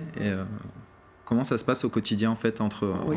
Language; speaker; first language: French; native; French